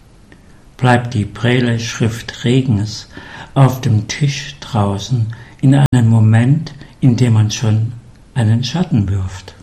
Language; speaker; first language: German; native; German